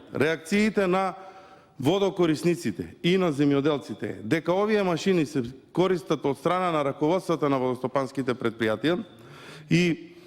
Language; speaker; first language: Macedonian; native; Macedonian